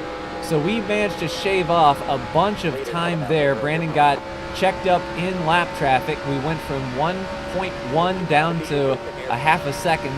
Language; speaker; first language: English; native; English